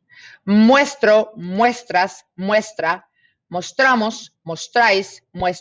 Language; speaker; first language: Spanish; non-native, fluent; English